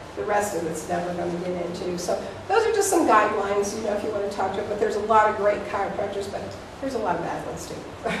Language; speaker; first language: English; native; English